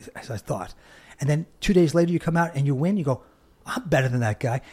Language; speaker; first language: English; native; English